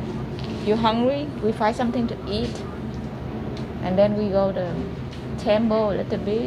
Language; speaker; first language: English; non-native, learner; Vietnamese